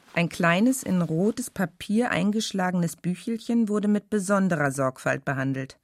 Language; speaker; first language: German; native; German